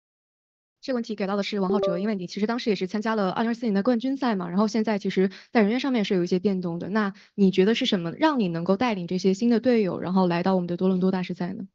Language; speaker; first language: Chinese; native; Chinese